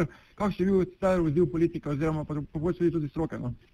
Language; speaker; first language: Slovenian; native; Slovenian